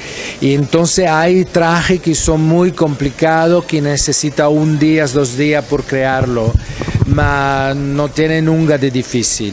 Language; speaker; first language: Spanish; non-native, fluent; Italian